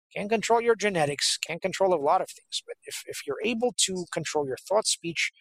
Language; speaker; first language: English; native; English